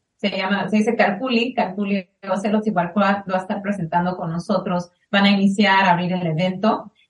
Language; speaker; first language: Spanish; early bilingual, heritage; Spanish